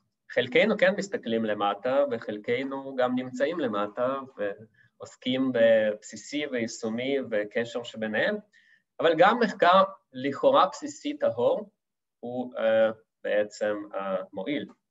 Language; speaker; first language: Hebrew; non-native, fluent; Russian